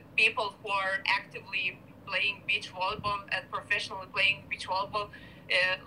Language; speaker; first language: English; non-native, fluent; Lithuanian